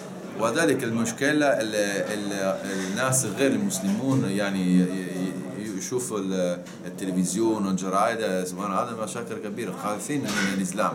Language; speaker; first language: Arabic; non-native, learner; Italian